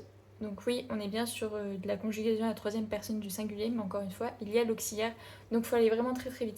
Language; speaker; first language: French; native; French